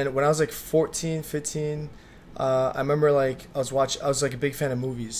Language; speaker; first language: English; early bilingual, other home language; Vietnamese